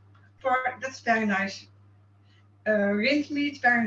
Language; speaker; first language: English; non-native, learner; Dutch